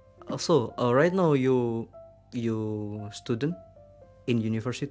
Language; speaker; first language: English; non-native, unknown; Indonesian